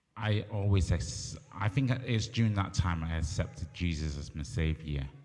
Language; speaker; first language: English; native; English